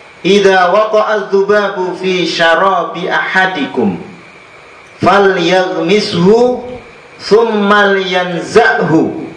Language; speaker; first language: Arabic; non-native, fluent; Indonesian